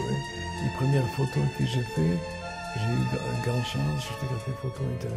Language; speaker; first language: French; non-native, fluent; Russian